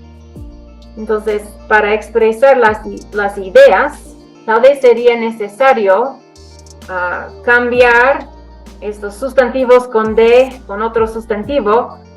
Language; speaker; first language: Spanish; non-native, fluent; English